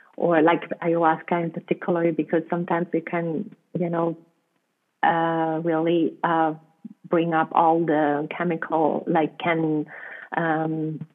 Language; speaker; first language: English; non-native, fluent; German